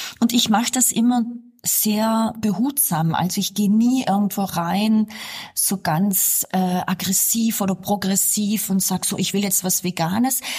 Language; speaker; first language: German; native; German